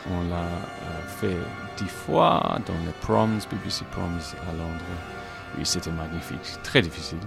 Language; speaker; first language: French; non-native, fluent; English